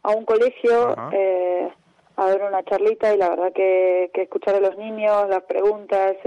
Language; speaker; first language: Spanish; native; Spanish